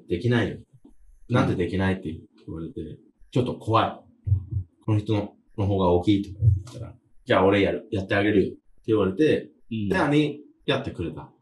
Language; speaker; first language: Japanese; non-native, fluent; English